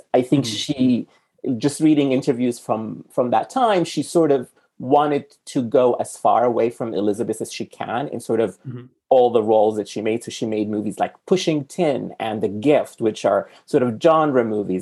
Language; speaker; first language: English; non-native, fluent; Arabic